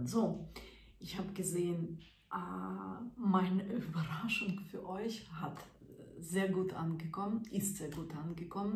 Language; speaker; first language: German; non-native, fluent; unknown